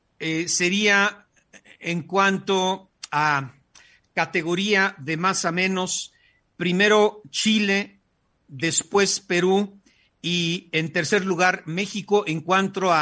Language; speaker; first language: Spanish; native; Spanish